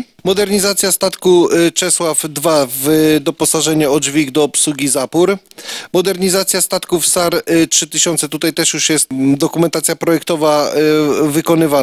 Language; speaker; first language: Polish; native; Polish